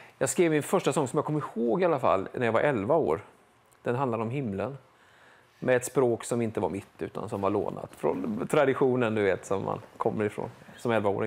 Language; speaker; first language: Swedish; native; Swedish